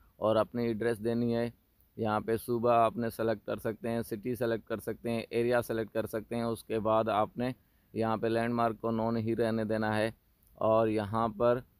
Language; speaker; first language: Urdu; native; Urdu